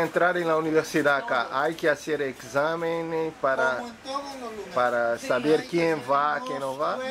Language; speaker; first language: Spanish; non-native, learner; Portuguese